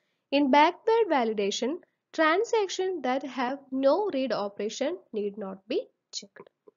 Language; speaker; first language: English; non-native, local second language; Malayalam